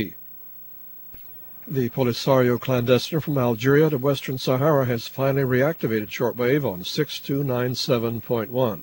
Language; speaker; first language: English; native; English